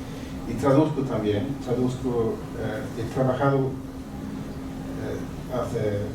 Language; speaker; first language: Spanish; non-native, fluent; Swedish